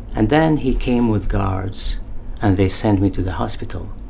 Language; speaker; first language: English; non-native, learner; Arabic